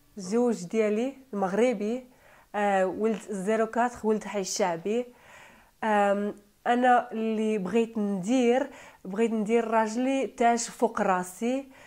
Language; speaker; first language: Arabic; non-native, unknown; Turkish